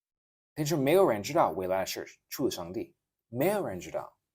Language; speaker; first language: Chinese; non-native, fluent; English